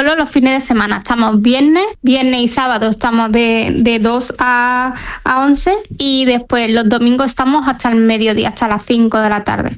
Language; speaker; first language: Spanish; non-native, fluent; Arabic